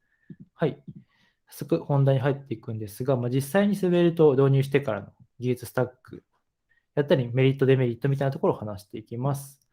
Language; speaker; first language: Japanese; native; Japanese